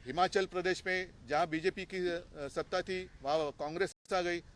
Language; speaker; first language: Hindi; non-native, local second language; Marathi